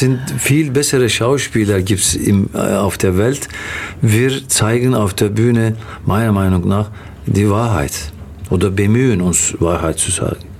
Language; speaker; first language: German; non-native, fluent; Turkish